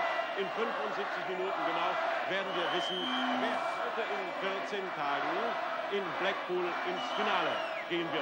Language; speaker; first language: German; native; German